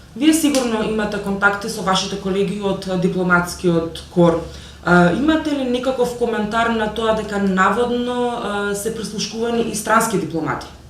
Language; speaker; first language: Macedonian; native; Macedonian